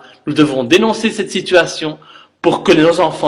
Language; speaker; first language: French; native; French